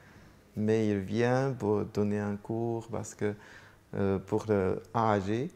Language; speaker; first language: French; non-native, fluent; Chinese